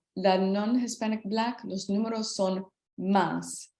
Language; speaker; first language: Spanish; non-native, learner; English